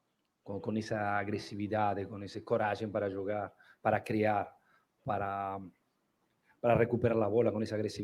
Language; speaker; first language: Spanish; native; Spanish